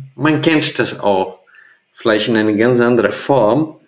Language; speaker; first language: German; non-native, fluent; Portuguese